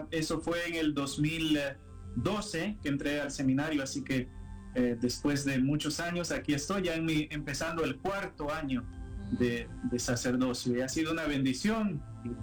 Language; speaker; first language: Spanish; native; Spanish